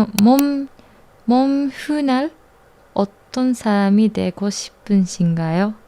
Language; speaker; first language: Korean; non-native, learner; Japanese